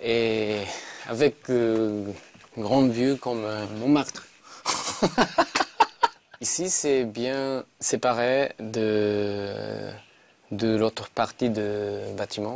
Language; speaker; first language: French; non-native, learner; Japanese